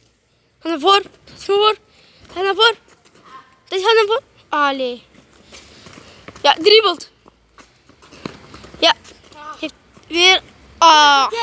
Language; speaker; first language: Dutch; non-native, local second language; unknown